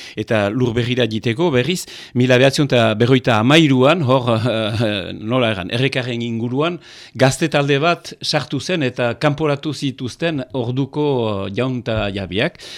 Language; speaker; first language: Basque; native; Basque